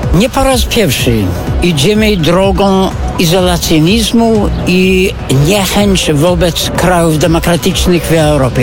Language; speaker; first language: Polish; non-native, fluent; English